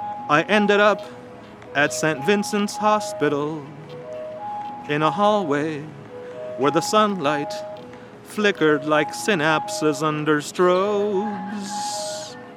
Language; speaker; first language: English; early bilingual, other home language; Spanish